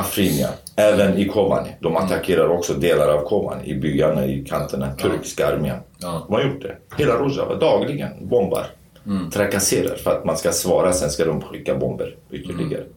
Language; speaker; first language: Swedish; non-native, fluent; Kurdish